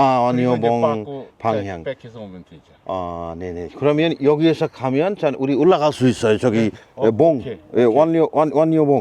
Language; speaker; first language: Korean; non-native, learner; Bangla